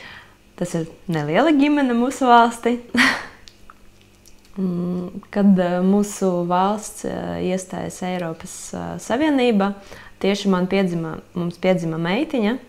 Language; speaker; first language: Latvian; non-native, local second language; Russian